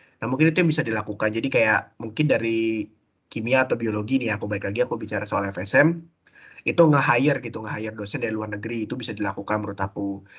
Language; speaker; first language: Indonesian; native; Indonesian